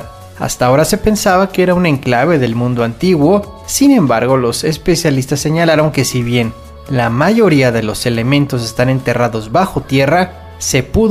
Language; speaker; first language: Spanish; native; Spanish